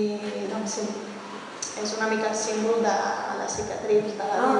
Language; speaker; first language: Catalan; early bilingual, heritage; Catalan